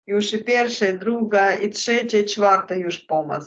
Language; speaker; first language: Polish; non-native, learner; Russian